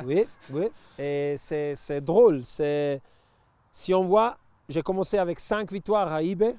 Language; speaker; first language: French; non-native, local second language; Italian